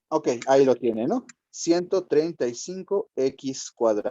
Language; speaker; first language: Spanish; native; Spanish